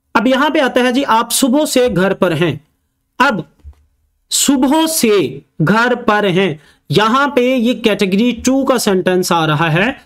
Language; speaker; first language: Urdu; native; Urdu